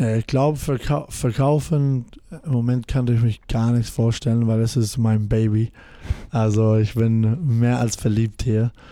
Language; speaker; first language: German; non-native, fluent; English